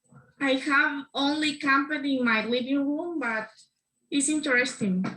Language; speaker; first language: English; non-native, learner; Spanish